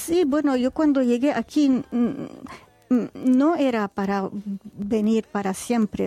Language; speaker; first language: Spanish; non-native, fluent; Arabic